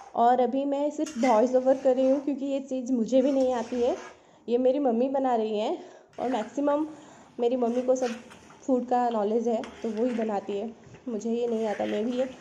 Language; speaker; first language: Hindi; non-native, local second language; Odia